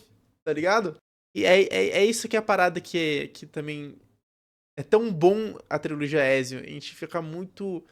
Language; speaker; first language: Portuguese; native; Portuguese